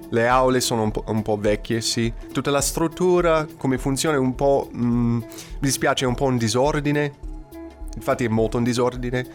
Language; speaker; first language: Italian; non-native, fluent; English